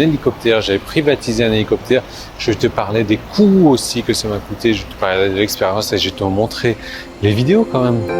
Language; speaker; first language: French; native; French